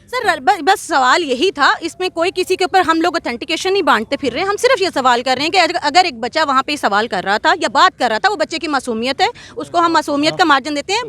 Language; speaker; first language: Urdu; native; Urdu